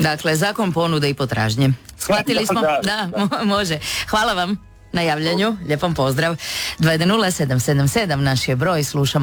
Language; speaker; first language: Serbian; native; Serbian